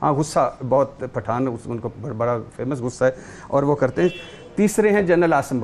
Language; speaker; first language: Urdu; native; Urdu